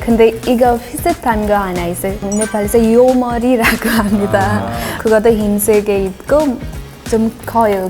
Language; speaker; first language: Korean; non-native, learner; Nepali